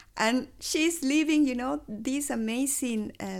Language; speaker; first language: English; non-native, fluent; Spanish